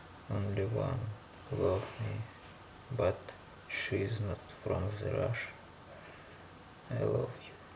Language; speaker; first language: English; non-native, learner; Russian